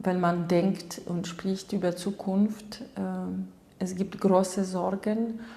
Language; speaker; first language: German; non-native, learner; Belarusian